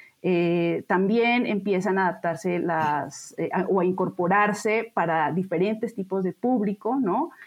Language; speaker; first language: Spanish; native; Spanish